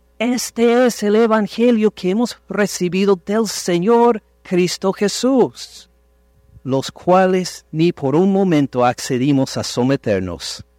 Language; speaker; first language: Spanish; non-native, fluent; English